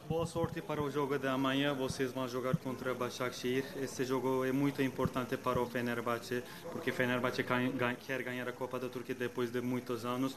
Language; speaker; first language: Portuguese; non-native, fluent; Turkish